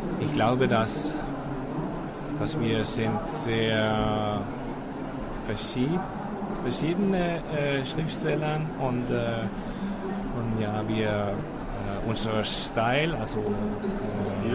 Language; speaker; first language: German; non-native, learner; Danish